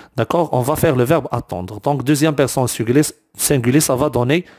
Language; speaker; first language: French; non-native, local second language; Arabic